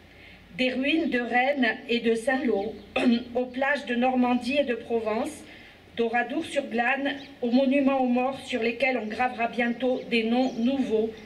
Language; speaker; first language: French; native; French